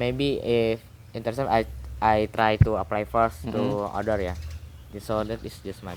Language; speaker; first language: English; non-native, learner; Indonesian